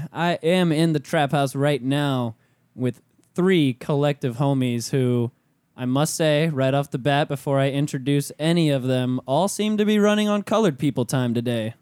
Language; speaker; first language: English; native; English